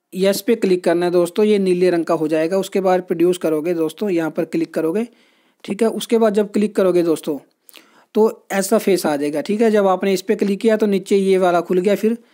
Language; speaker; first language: Hindi; native; Hindi